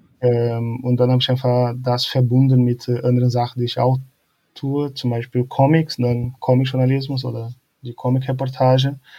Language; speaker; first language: German; non-native, fluent; Portuguese